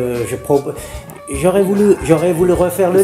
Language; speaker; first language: French; native; French